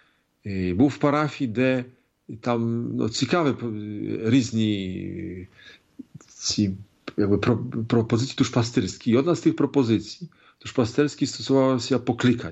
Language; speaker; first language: Polish; non-native, learner; Ukrainian